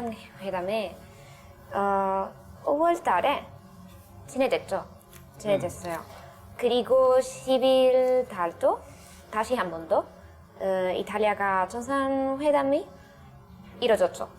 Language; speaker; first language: Korean; non-native, learner; Italian